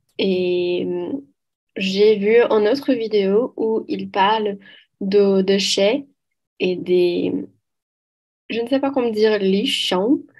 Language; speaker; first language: French; non-native, learner; Portuguese